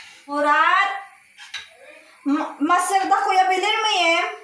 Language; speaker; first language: Turkish; non-native, learner; Filipino